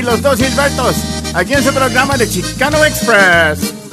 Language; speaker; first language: Spanish; early bilingual, heritage; Spanish